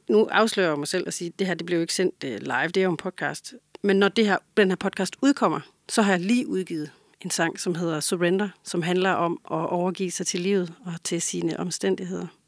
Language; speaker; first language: Danish; native; Danish